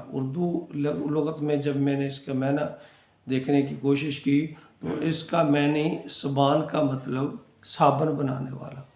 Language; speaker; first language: Urdu; non-native, local second language; Punjabi